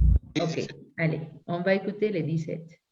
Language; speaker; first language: French; non-native, fluent; Spanish